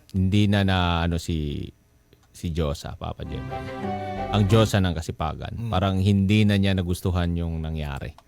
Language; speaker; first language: Filipino; non-native, local second language; Cebuano